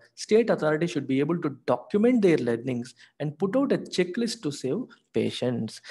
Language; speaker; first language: English; non-native, local second language; Telugu